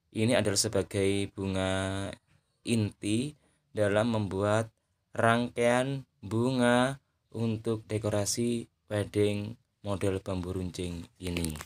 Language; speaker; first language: Indonesian; non-native, local second language; Javanese